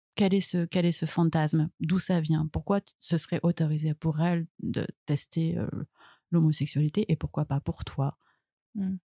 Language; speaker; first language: French; native; French